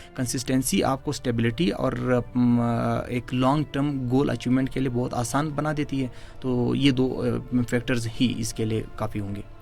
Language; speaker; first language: Urdu; non-native, local second language; Pashto